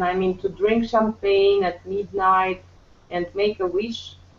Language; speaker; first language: English; non-native, fluent; Russian